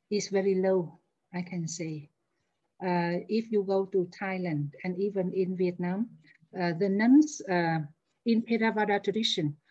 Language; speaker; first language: English; non-native, fluent; Vietnamese